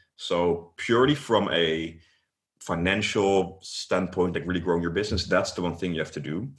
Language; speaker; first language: English; non-native, fluent; Dutch